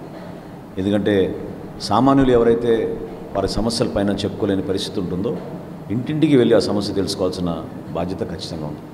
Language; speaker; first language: Telugu; native; Telugu